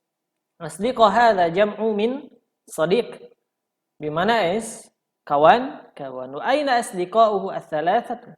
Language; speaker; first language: Arabic; non-native, fluent; Indonesian